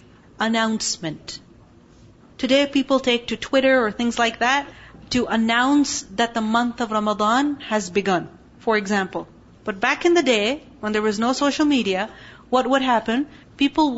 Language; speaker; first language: English; non-native, local second language; Urdu